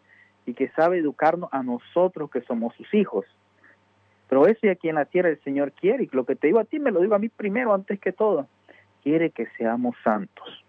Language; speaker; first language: Spanish; native; Spanish